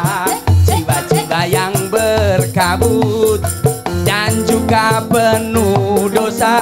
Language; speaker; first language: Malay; non-native, local second language; Javanese